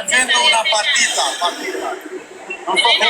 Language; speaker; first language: Italian; non-native, learner; Albanian